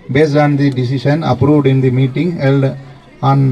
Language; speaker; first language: English; non-native, local second language; Tamil